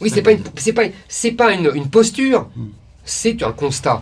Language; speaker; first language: French; native; French